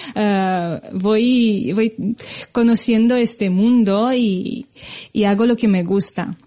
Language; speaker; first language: Spanish; non-native, fluent; Romanian